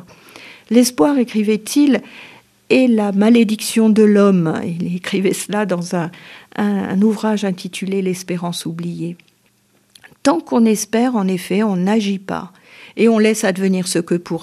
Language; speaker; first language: French; native; French